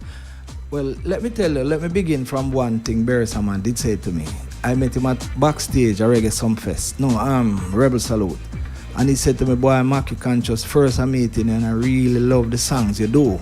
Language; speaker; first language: English; native; English